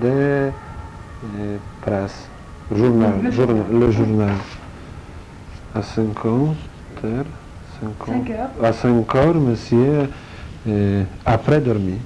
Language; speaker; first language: French; non-native, learner; Polish